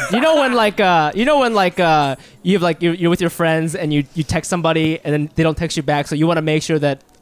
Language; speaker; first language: English; early bilingual, other home language; Japanese